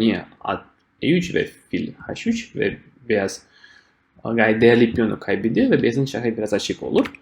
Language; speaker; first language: Turkish; non-native, fluent; Russian